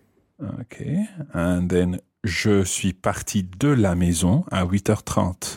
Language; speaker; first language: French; non-native, fluent; English